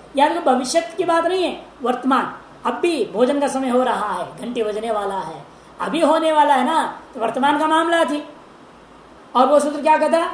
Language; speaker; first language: Hindi; non-native, local second language; Marathi